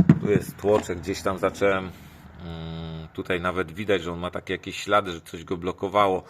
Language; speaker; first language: Polish; native; Polish